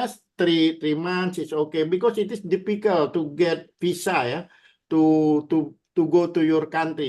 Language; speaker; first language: English; non-native, learner; Indonesian